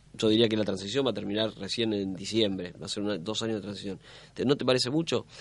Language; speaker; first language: Spanish; native; Spanish